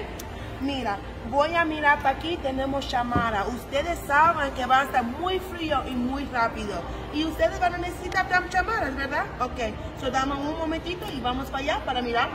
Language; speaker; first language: Spanish; early bilingual, heritage; English